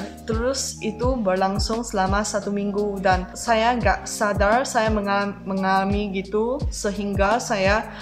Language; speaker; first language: Indonesian; non-native, fluent; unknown